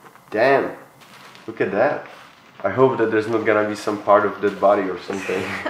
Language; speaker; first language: English; non-native, fluent; Czech